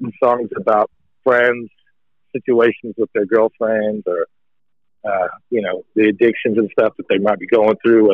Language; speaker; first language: English; native; English